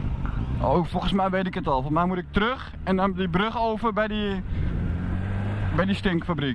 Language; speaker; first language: Dutch; native; Dutch